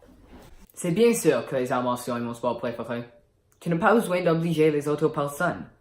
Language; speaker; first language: French; non-native, learner; English